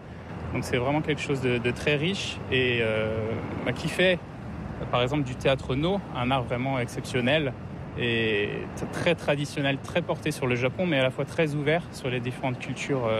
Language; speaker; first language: French; native; French